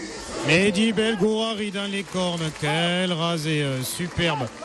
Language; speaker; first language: French; native; French